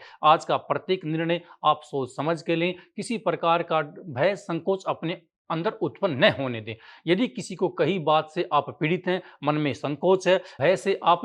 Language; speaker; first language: Hindi; native; Hindi